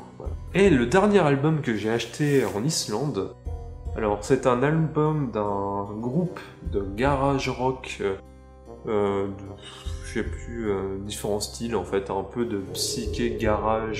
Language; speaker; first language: French; native; French